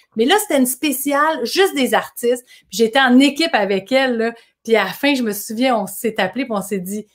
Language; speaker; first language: French; native; French